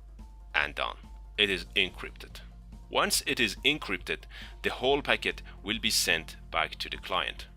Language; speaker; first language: English; non-native, fluent; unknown